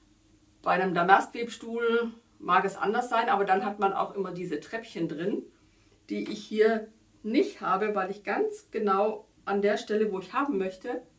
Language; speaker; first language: German; native; German